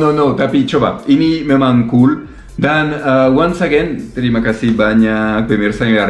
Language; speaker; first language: Indonesian; non-native, learner; French